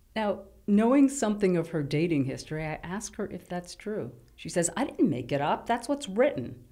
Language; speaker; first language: English; native; English